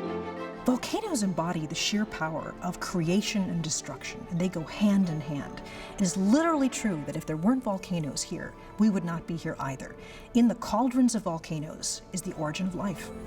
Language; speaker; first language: English; native; English